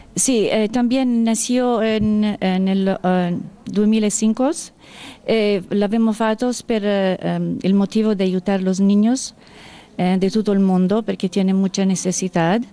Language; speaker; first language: Spanish; non-native, learner; Italian